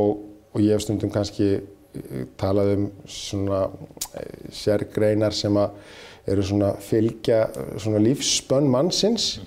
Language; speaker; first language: Icelandic; native; Icelandic